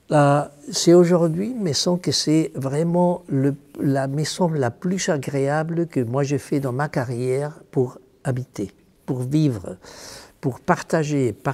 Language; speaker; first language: French; non-native, fluent; Spanish